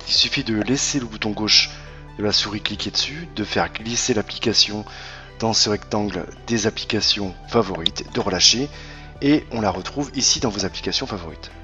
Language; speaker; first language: French; native; French